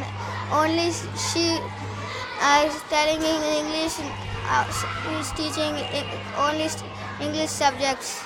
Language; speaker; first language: English; non-native, learner; Hindi